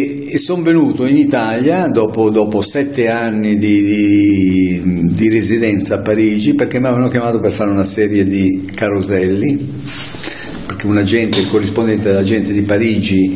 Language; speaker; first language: Italian; native; Italian